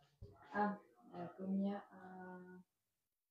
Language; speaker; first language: Spanish; non-native, learner; French